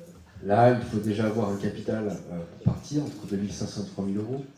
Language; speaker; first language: French; native; French